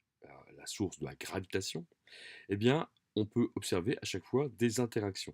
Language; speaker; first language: French; native; French